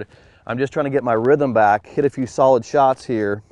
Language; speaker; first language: English; native; English